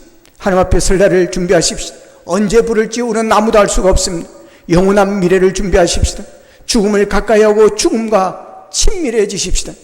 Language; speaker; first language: Korean; native; Korean